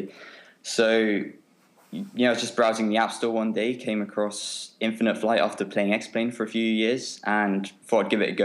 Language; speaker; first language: English; native; English